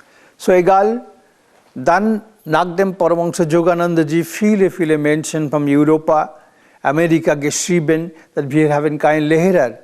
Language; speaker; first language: German; non-native, learner; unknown